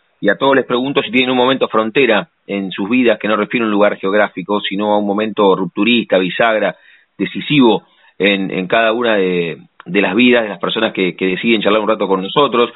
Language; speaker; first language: Spanish; native; Spanish